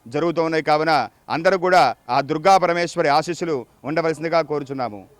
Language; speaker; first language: Telugu; native; Telugu